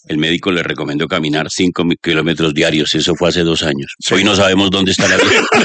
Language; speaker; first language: Spanish; native; Spanish